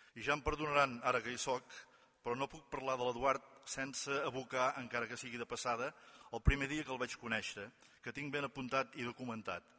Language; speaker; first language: Catalan; native; Catalan